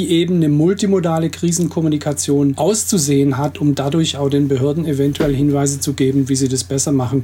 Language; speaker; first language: German; native; German